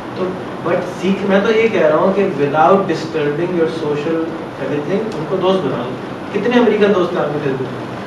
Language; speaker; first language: Urdu; native; Urdu